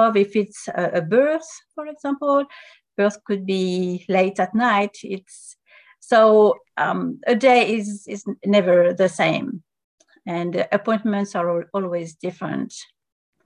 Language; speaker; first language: English; non-native, fluent; French